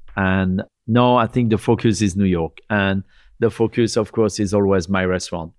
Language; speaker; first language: English; non-native, fluent; French